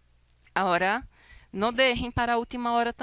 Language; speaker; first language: Spanish; non-native, fluent; Portuguese